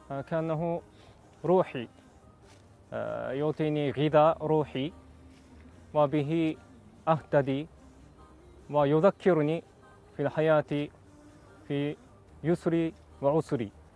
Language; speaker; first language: Arabic; non-native, fluent; Japanese